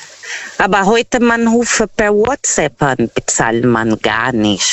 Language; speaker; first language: German; non-native, fluent; Portuguese